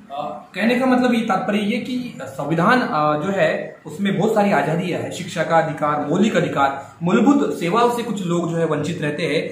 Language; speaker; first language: Hindi; native; Hindi